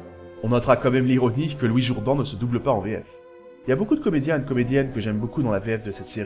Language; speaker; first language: French; native; French